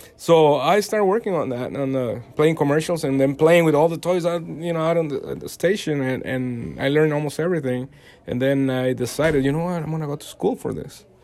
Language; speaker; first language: English; non-native, fluent; Spanish